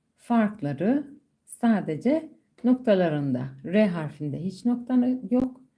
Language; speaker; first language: Turkish; non-native, fluent; Persian